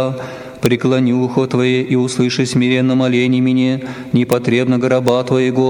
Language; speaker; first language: Russian; native; Russian